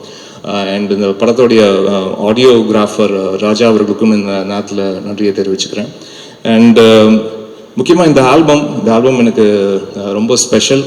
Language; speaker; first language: Tamil; native; Tamil